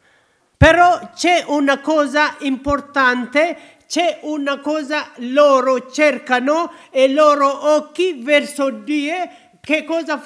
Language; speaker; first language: Italian; non-native, learner; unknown